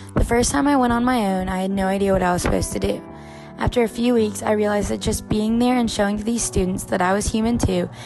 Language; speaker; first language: English; native; English